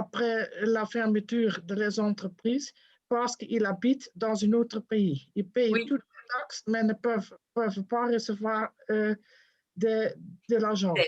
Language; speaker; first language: French; non-native, fluent; Dutch